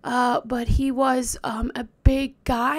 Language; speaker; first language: English; native; English